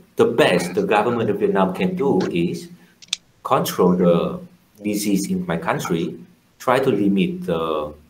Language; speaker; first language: English; non-native, fluent; Vietnamese